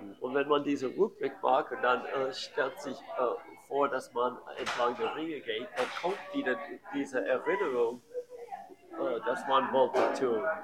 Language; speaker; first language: German; non-native, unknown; English